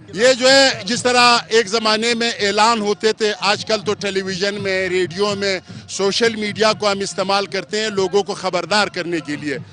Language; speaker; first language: Urdu; non-native, local second language; Pashto